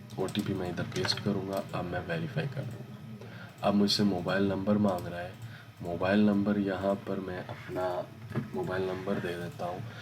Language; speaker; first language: Urdu; native; Urdu